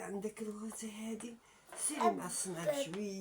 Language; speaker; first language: Arabic; native; Arabic